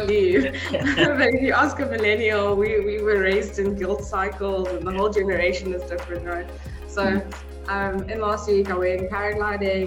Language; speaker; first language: English; native; English